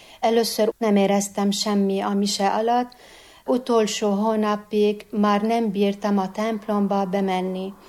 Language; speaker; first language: Hungarian; non-native, fluent; Arabic